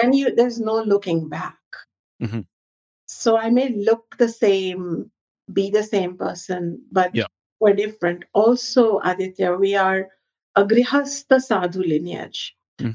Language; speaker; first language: English; non-native, local second language; Hindi